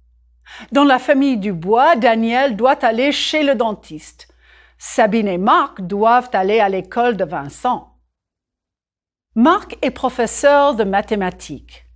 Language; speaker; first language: French; non-native, fluent; English